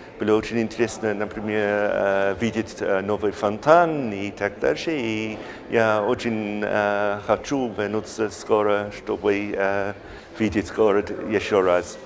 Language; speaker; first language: Russian; non-native, fluent; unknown